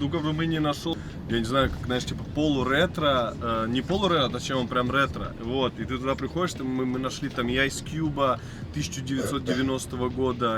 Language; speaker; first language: Russian; native; Russian